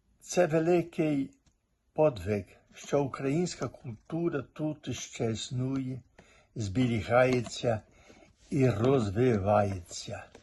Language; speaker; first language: Ukrainian; early bilingual, heritage; Portuguese